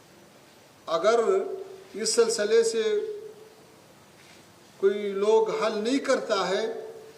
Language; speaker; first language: Hindi; non-native, fluent; Pashto